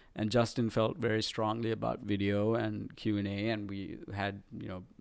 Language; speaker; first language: English; non-native, local second language; Sinhala